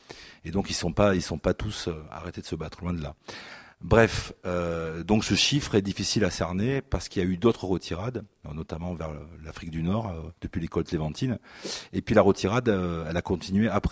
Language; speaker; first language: French; native; French